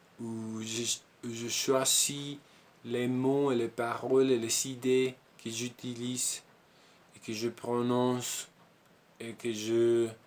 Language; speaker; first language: French; non-native, learner; Spanish